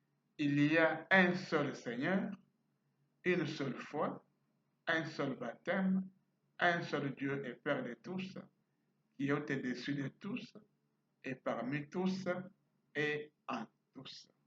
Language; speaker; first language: French; non-native, fluent; Portuguese